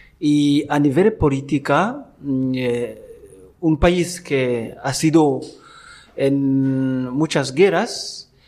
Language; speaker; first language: Spanish; non-native, learner; Rundi